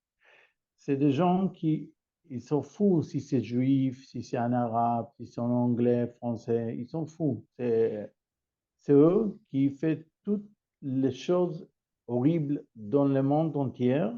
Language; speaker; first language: French; non-native, learner; Hebrew